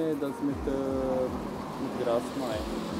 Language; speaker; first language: Dutch; non-native, learner; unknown